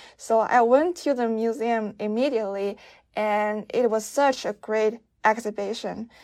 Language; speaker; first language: English; non-native, fluent; Chinese